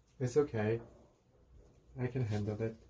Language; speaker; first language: English; non-native, fluent; Korean